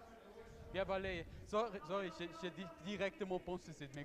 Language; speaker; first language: French; non-native, local second language; German